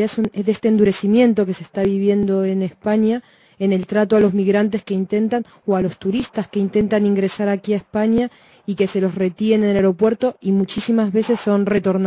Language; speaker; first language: Spanish; native; Spanish